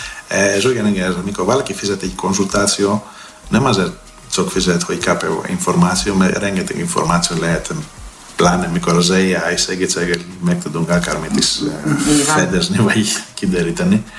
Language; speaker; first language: Hungarian; non-native, learner; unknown